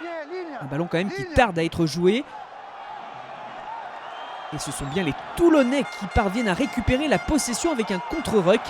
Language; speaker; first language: French; native; French